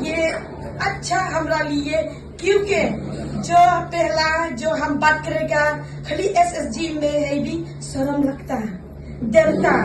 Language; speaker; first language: Hindi; non-native, local second language; Khasi